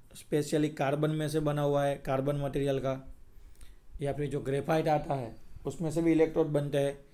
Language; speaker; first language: Hindi; non-native, local second language; Gujarati